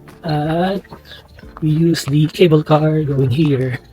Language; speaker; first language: English; non-native, local second language; Filipino